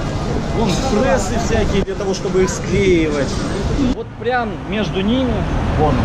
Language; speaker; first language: Russian; native; Russian